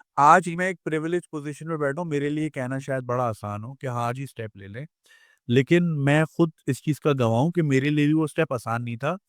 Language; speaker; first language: Urdu; native; Urdu